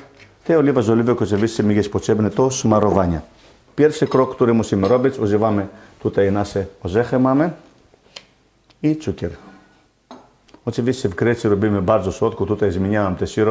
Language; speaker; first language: Polish; non-native, fluent; Greek